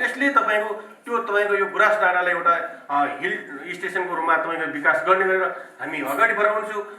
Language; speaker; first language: Nepali; native; Nepali